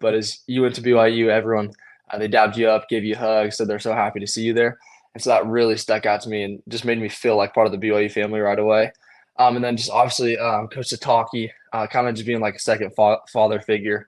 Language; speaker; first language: English; native; English